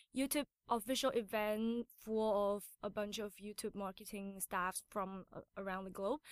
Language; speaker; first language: English; non-native, fluent; Chinese